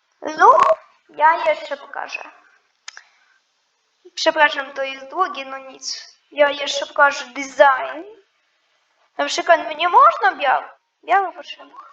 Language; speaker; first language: Polish; non-native, learner; Ukrainian